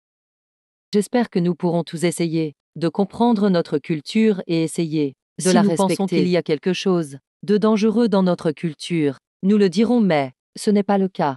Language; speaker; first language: French; non-native, learner; Tibetan